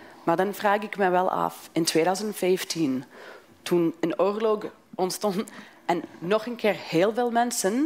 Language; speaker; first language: Dutch; non-native, fluent; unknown